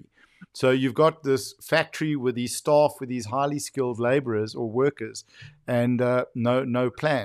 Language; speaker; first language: English; native; English